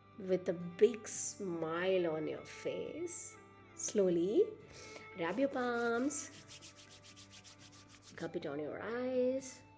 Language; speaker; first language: English; non-native, local second language; Malayalam